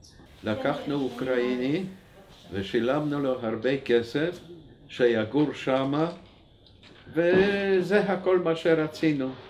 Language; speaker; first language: Hebrew; non-native, fluent; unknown